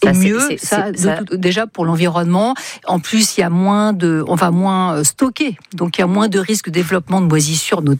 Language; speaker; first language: French; native; French